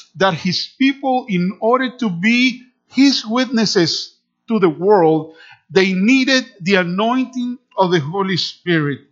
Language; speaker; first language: English; non-native, fluent; Spanish